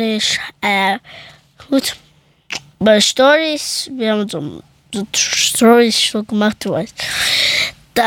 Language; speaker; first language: German; early bilingual, other home language; Persian